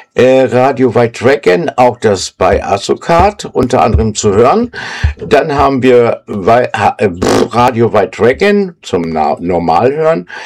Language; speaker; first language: German; native; German